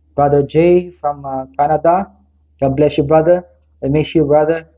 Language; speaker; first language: English; non-native, local second language; Filipino